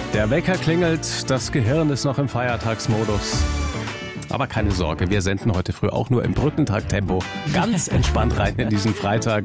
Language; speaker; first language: German; native; German